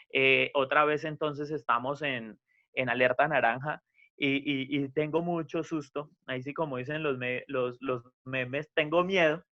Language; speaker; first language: Spanish; native; Spanish